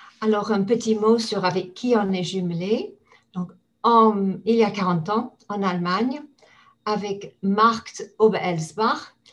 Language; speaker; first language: French; non-native, fluent; English